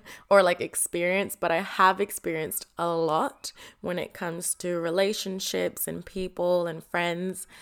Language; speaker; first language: English; non-native, fluent; Indonesian